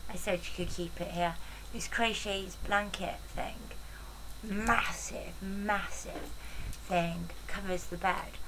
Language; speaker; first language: English; native; English